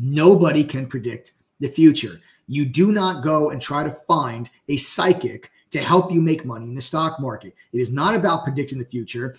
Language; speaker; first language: English; native; English